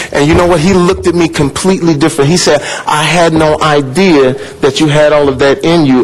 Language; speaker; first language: English; native; English